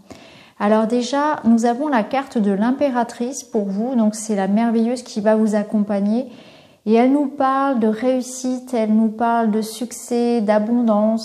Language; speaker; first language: French; native; French